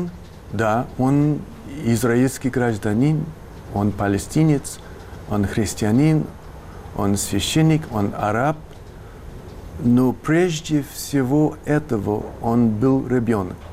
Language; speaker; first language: Russian; non-native, fluent; English